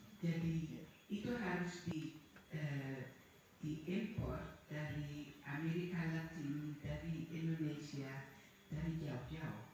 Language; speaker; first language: Indonesian; non-native, fluent; Dutch